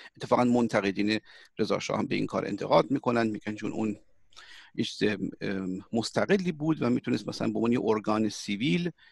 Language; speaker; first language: Persian; early bilingual, heritage; Persian